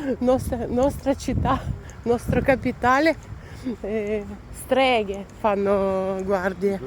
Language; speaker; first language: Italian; non-native, learner; Ukrainian